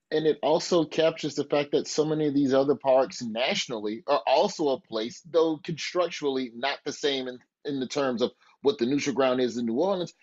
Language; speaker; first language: English; native; English